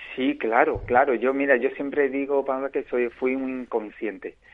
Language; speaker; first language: Spanish; native; Spanish